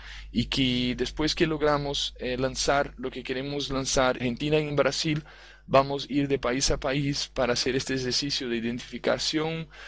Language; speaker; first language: Spanish; non-native, fluent; Portuguese